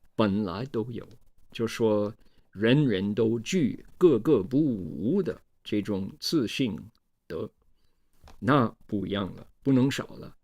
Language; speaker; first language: Chinese; non-native, fluent; English